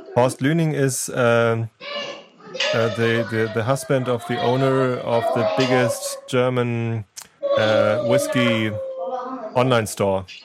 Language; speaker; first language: English; non-native, fluent; German